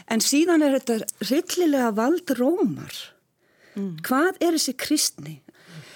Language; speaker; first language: Icelandic; native; Icelandic